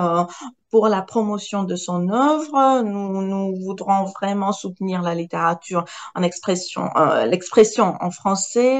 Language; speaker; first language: French; non-native, local second language; Arabic